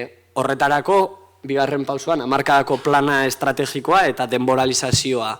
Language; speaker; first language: Basque; native; Basque